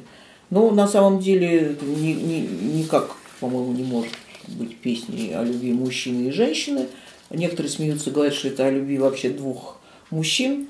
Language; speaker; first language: Russian; native; Russian